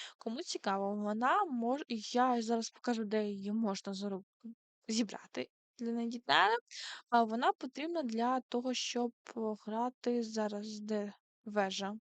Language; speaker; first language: Ukrainian; non-native, local second language; Russian